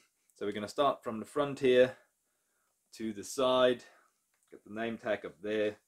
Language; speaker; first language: English; non-native, fluent; German